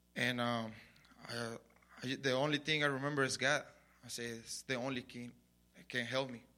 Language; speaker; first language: English; non-native, learner; Spanish